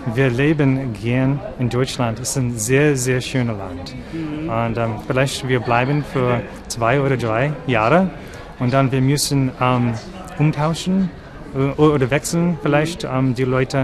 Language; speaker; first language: German; non-native, learner; English